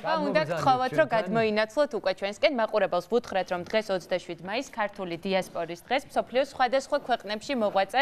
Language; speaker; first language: Georgian; native; Georgian